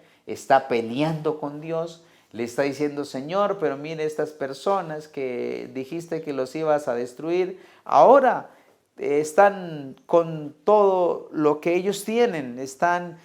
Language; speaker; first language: Spanish; native; Spanish